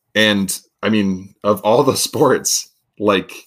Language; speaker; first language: English; native; English